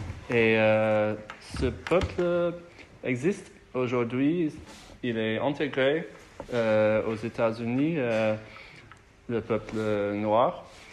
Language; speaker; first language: French; non-native, fluent; English